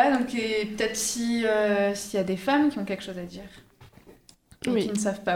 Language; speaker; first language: French; native; French